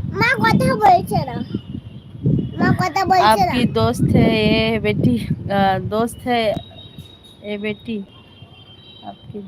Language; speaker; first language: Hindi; non-native, local second language; Bangla